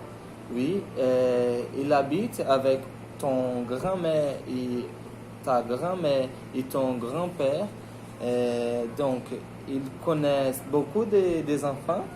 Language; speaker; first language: French; non-native, learner; Portuguese